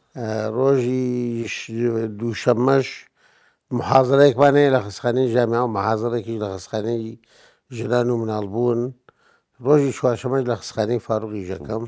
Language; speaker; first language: Central Kurdish; non-native, local second language; Gurani